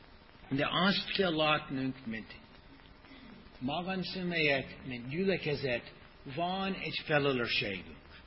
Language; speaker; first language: Hungarian; non-native, fluent; English